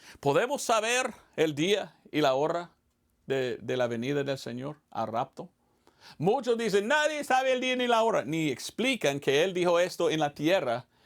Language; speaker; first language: Spanish; non-native, fluent; English